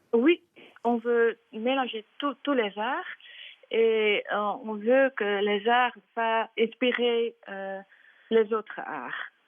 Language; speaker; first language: French; non-native, learner; Dutch